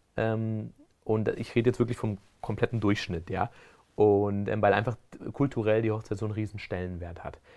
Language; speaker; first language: German; early bilingual, other home language; Spanish